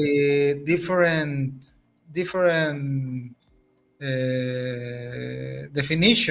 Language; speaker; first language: English; non-native, learner; Spanish